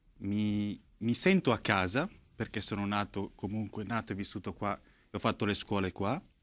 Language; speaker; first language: Italian; early bilingual, other home language; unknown